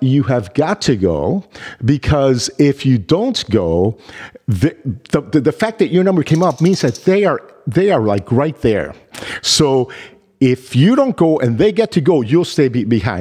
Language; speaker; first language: English; early bilingual, other home language; Spanish